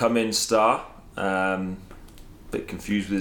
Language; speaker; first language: English; native; English